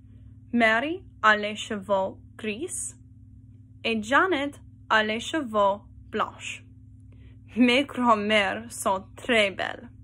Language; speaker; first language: French; non-native, learner; English